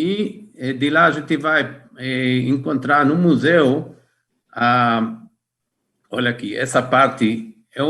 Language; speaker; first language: Portuguese; non-native, fluent; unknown